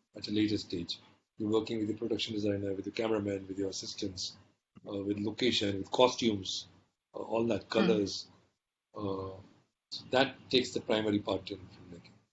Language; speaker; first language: English; non-native, local second language; Hindi